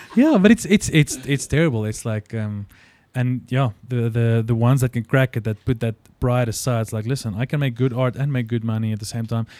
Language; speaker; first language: English; non-native, local second language; Afrikaans